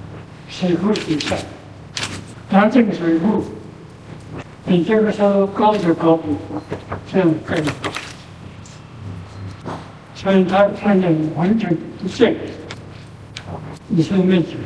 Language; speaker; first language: Chinese; non-native, local second language; Min Nan Chinese